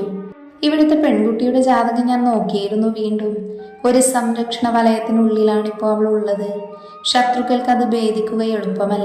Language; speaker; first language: Malayalam; native; Malayalam